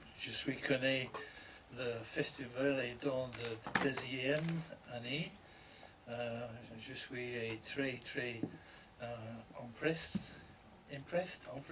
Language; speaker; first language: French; non-native, learner; English